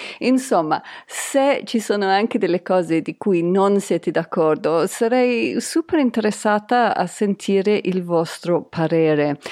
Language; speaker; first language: Italian; non-native, fluent; English